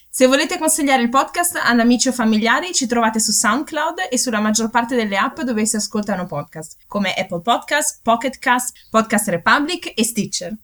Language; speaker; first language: Italian; native; Italian